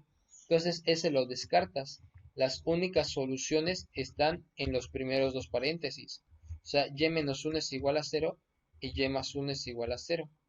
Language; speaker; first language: Spanish; native; Spanish